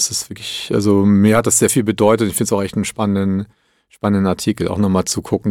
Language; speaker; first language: German; early bilingual, other home language; Italian